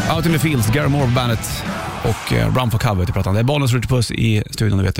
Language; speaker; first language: Swedish; native; Swedish